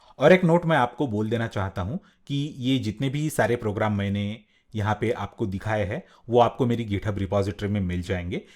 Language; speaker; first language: Hindi; non-native, local second language; Marathi